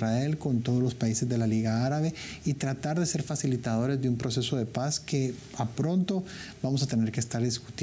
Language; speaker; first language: Spanish; native; Spanish